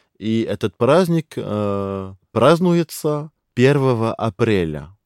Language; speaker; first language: Russian; non-native, fluent; French